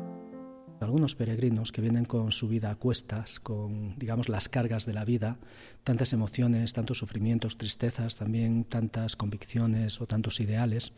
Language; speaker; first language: Spanish; native; Spanish